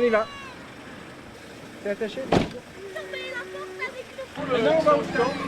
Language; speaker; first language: French; native; French